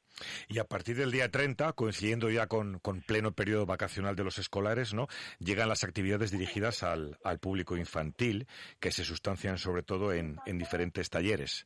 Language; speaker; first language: Spanish; native; Spanish